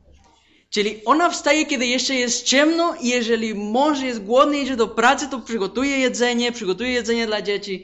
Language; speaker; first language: Polish; non-native, fluent; Spanish